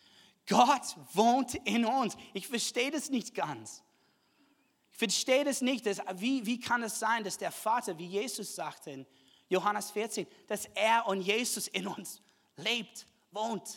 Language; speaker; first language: German; non-native, fluent; English